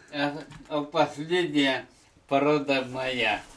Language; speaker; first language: Russian; non-native, local second language; Ukrainian